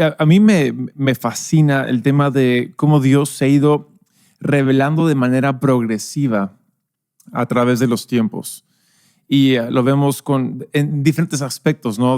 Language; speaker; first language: Spanish; non-native, local second language; English